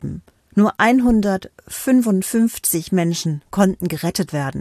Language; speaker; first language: German; native; German